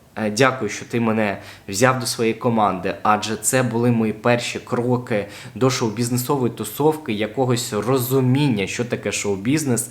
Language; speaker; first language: Ukrainian; non-native, local second language; Russian